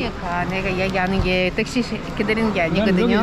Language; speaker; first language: Korean; non-native, fluent; Ukrainian